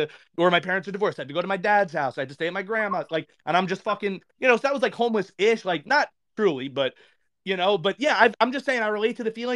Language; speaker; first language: English; native; English